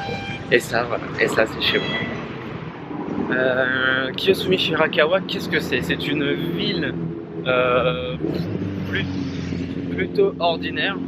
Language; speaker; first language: French; native; French